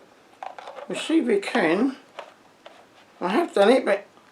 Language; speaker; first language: English; native; English